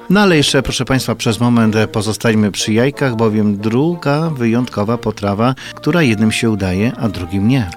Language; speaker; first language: Polish; native; Polish